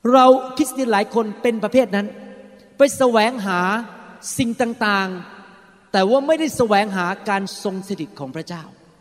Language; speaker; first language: Thai; early bilingual, heritage; Thai